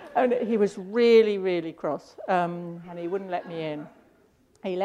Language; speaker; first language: English; native; English